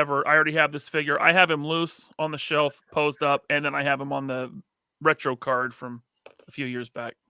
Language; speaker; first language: English; native; English